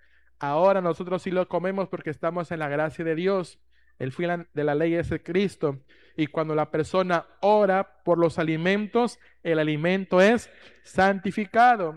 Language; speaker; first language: Spanish; native; Spanish